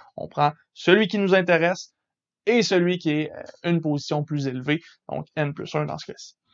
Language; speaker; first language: French; native; French